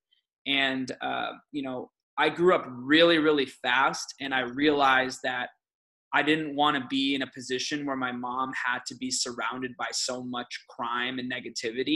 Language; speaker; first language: English; early bilingual, other home language; Aramaic